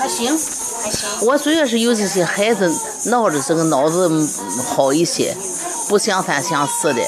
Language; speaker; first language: Chinese; native; Chinese